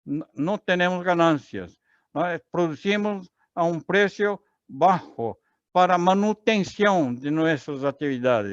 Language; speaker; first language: Spanish; non-native, learner; Portuguese